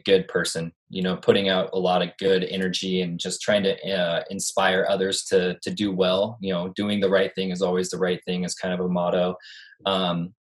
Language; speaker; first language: English; native; English